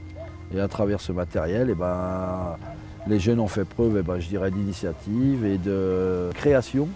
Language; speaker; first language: French; native; French